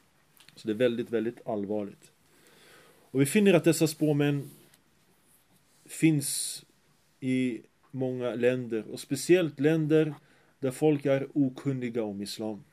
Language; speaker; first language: Swedish; early bilingual, other home language; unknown